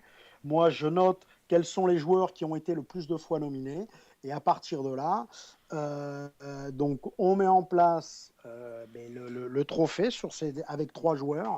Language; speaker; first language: French; native; French